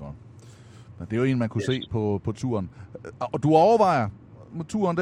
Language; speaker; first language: Danish; native; Danish